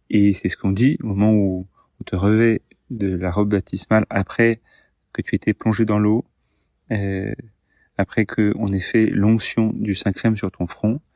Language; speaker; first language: French; native; French